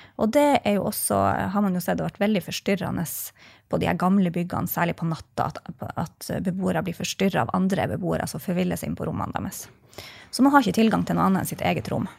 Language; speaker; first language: Norwegian; native; Norwegian